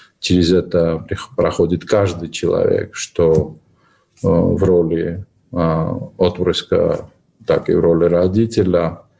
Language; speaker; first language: Russian; non-native, local second language; Georgian